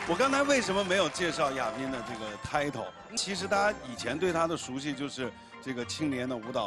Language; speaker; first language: Chinese; native; Chinese